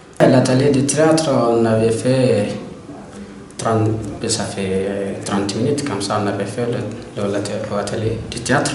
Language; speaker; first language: French; non-native, learner; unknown